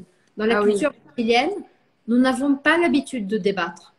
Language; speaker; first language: French; non-native, fluent; Portuguese